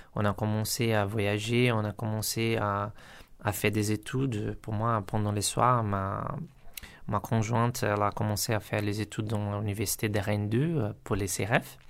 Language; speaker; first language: French; non-native, learner; Portuguese